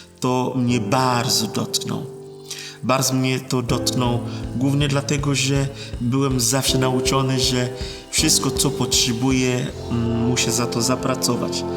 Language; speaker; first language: Polish; non-native, fluent; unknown